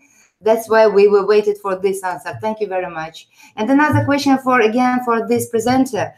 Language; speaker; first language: English; non-native, fluent; Uzbek